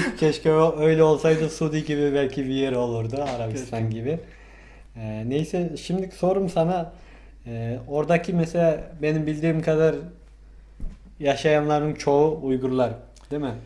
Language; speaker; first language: Turkish; non-native, fluent; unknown